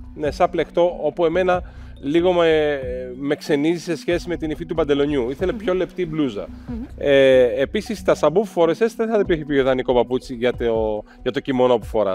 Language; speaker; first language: Greek; native; Greek